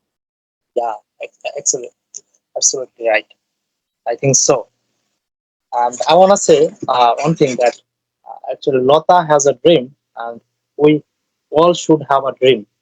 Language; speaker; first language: English; non-native, learner; Bangla